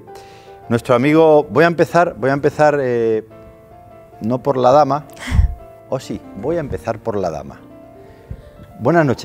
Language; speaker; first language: Spanish; native; Spanish